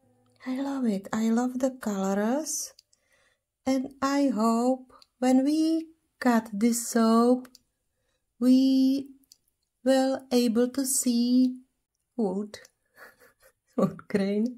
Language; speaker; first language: English; non-native, fluent; Czech